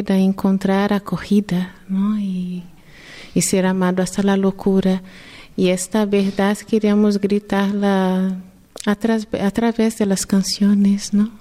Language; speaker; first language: Spanish; non-native, fluent; Portuguese